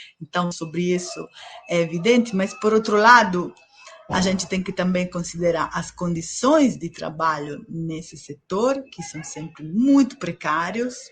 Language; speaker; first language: Portuguese; non-native, fluent; Italian